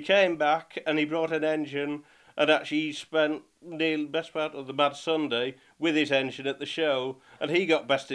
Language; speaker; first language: English; native; English